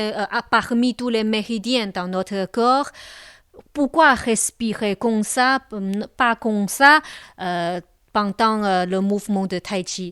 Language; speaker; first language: French; non-native, local second language; Chinese